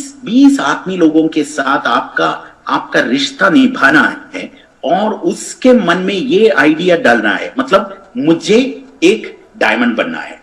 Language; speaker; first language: Hindi; non-native, fluent; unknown